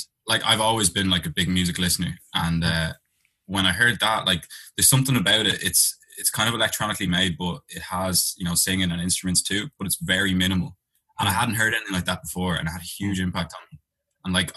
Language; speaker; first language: English; native; English